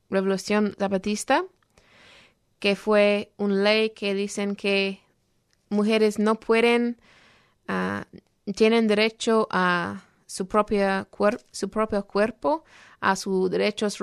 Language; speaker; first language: Spanish; non-native, fluent; English